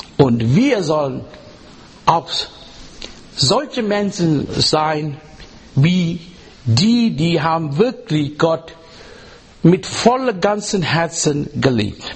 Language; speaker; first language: German; non-native, learner; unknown